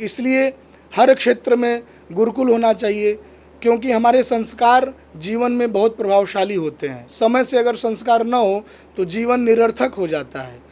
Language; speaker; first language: Hindi; native; Hindi